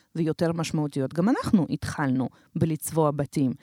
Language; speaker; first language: Hebrew; early bilingual, other home language; Romanian